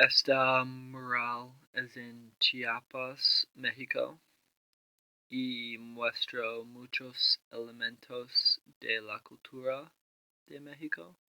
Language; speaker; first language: Spanish; non-native, learner; English